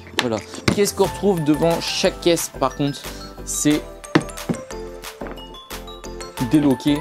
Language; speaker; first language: French; native; French